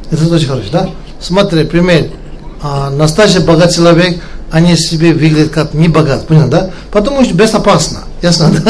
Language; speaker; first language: Russian; non-native, learner; Tibetan